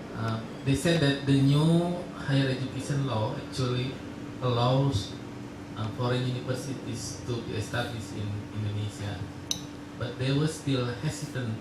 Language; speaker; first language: English; non-native, local second language; Indonesian